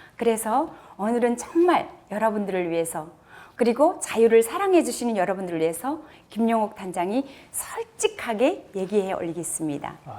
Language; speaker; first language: Korean; native; Korean